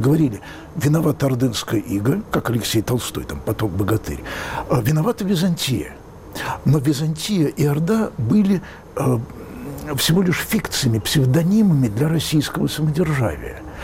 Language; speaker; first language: Russian; native; Russian